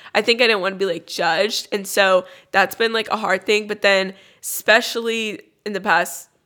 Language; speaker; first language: English; native; English